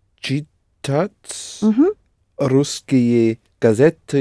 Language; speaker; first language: Russian; non-native, learner; English